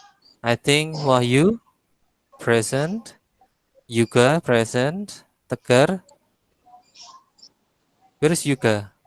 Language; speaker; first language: English; non-native, fluent; Indonesian